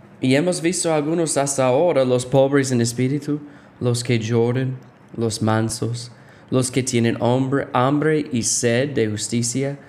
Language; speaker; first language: Spanish; non-native, fluent; English